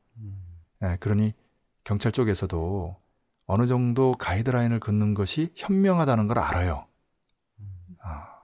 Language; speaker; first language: Korean; native; Korean